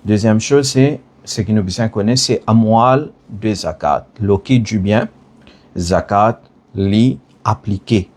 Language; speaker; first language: French; non-native, learner; Morisyen